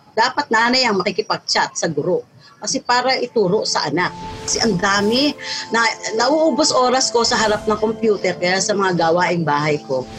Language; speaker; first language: Filipino; native; Filipino